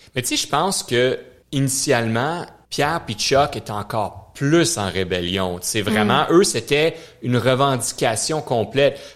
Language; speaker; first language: French; native; French